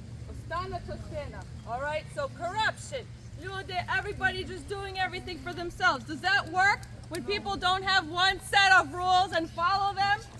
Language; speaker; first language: English; early bilingual, other home language; Ukrainian